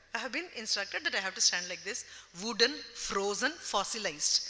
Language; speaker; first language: English; non-native, local second language; Tamil